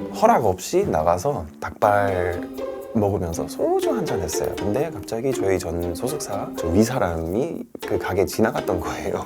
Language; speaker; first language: Korean; non-native, fluent; English